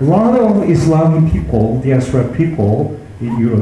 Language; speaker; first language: English; non-native, fluent; Korean